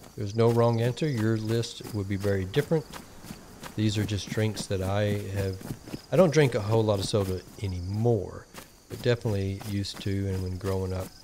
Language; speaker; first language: English; native; English